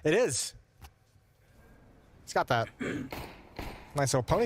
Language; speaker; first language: English; native; English